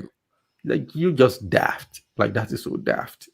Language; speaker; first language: English; native; English